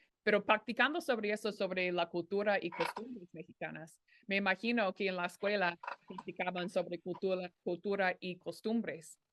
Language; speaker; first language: Spanish; non-native, fluent; English